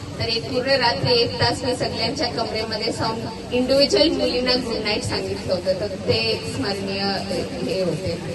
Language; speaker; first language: Marathi; non-native, fluent; Malayalam